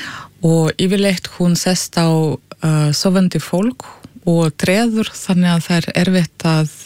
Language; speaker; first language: Icelandic; non-native, fluent; Russian